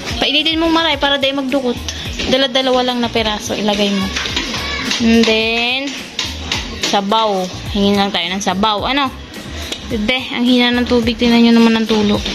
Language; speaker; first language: Filipino; non-native, local second language; Bikol